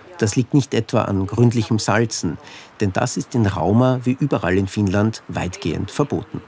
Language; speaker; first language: German; native; German